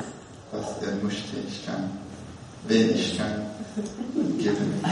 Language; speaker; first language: German; non-native, learner; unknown